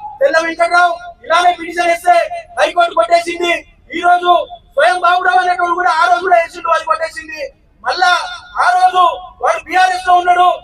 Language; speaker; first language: Telugu; non-native, local second language; Lambadi